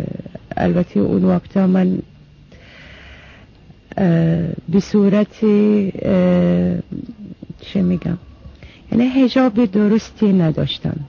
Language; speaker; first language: Persian; non-native, fluent; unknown